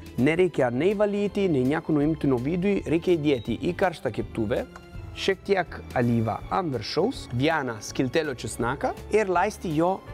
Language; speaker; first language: Lithuanian; non-native, fluent; Italian